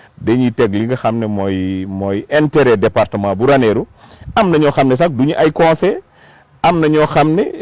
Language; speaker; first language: Wolof; non-native, local second language; Fula